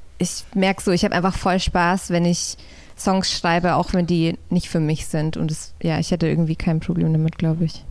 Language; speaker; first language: German; early bilingual, other home language; Polish